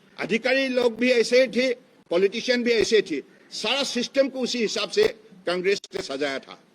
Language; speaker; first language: Hindi; non-native, local second language; Assamese